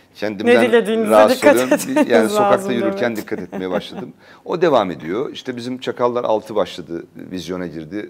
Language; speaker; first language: Turkish; native; Turkish